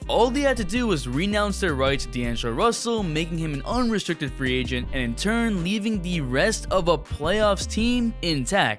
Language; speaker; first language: English; native; English